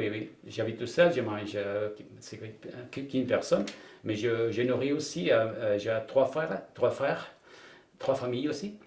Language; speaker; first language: French; non-native, fluent; Spanish